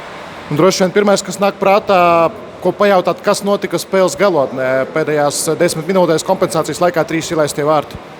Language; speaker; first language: Latvian; native; Latvian